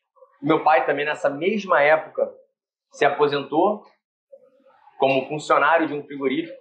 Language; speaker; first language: Portuguese; native; Portuguese